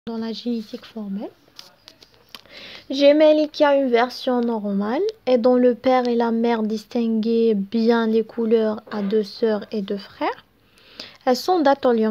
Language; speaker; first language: French; non-native, local second language; Arabic